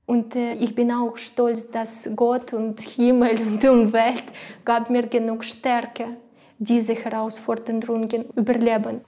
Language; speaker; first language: German; non-native, learner; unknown